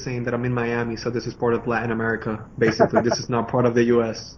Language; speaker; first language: English; non-native, fluent; Spanish